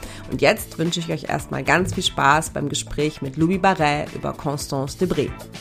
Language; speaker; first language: German; native; German